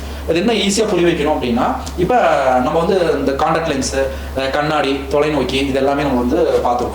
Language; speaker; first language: Tamil; native; Tamil